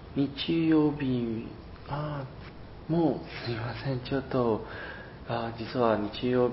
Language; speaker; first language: Japanese; non-native, learner; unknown